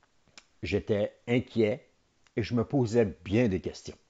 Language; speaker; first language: French; native; French